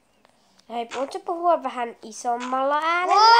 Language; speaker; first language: Finnish; native; Finnish